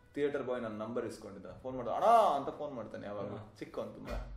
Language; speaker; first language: Kannada; non-native, local second language; Tulu